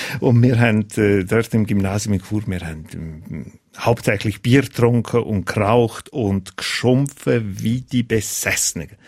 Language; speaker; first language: German; non-native, local second language; Romansh